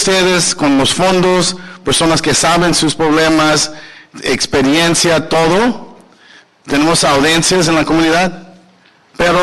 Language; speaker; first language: Spanish; early bilingual, heritage; English